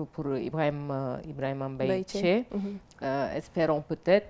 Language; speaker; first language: French; non-native, local second language; Wolof